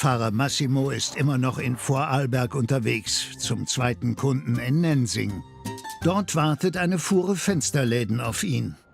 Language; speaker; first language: German; native; German